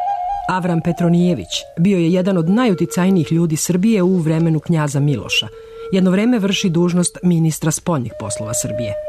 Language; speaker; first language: Serbian; native; Serbian